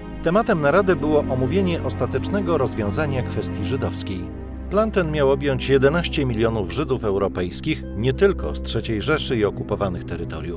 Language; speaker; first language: Polish; native; Polish